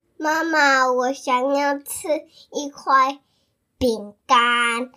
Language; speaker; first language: Chinese; early bilingual, heritage; English